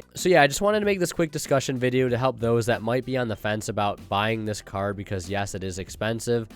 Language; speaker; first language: English; native; English